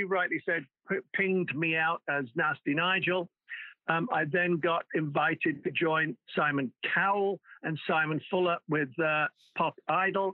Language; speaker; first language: English; native; English